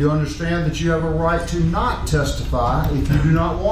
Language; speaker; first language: English; native; English